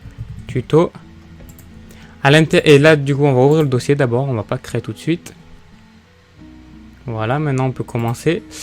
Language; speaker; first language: French; native; French